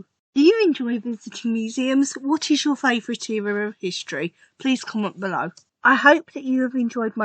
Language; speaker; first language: English; native; English